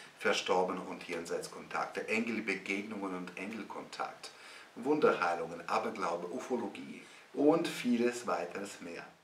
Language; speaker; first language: German; non-native, fluent; Russian